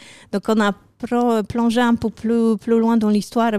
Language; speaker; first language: French; non-native, fluent; Polish